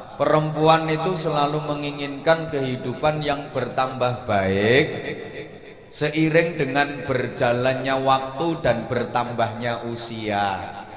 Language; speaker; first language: Indonesian; non-native, local second language; Javanese